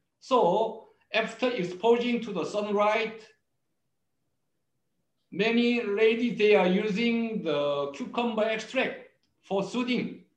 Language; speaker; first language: English; non-native, learner; Korean